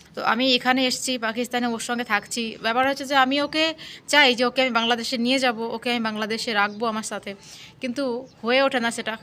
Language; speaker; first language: Bangla; native; Bangla